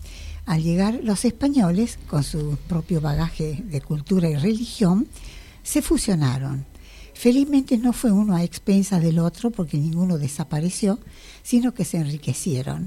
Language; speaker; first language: Spanish; native; Spanish